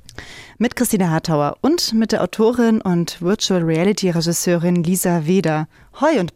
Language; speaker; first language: German; native; German